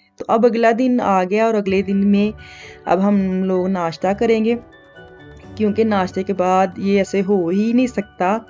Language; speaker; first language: Urdu; native; Urdu